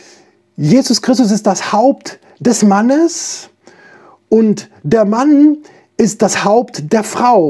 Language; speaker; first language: German; native; German